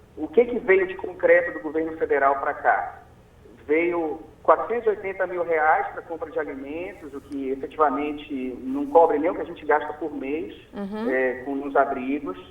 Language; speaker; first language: Portuguese; native; Portuguese